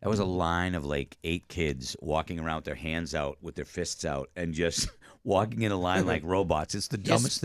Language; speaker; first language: English; native; English